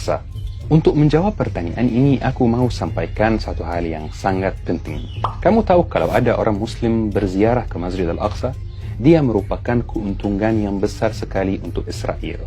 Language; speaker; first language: Indonesian; non-native, fluent; Arabic